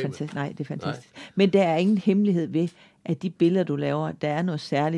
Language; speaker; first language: Danish; native; Danish